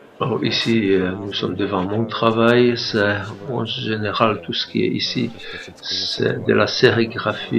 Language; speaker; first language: French; non-native, fluent; Czech